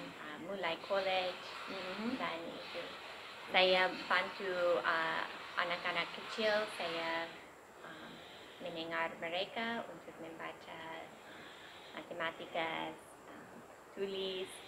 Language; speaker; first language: Indonesian; non-native, learner; English